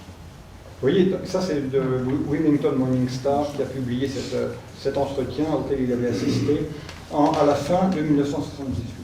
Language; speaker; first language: French; native; French